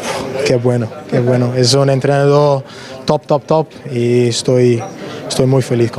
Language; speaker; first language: Spanish; non-native, learner; English